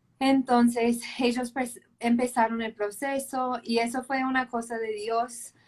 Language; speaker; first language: Spanish; non-native, fluent; English